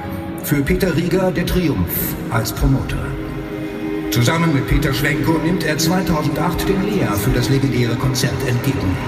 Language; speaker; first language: German; native; German